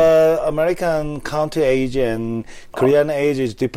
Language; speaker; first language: English; non-native, learner; Korean